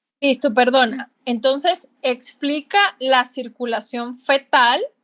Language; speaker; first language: Spanish; native; Spanish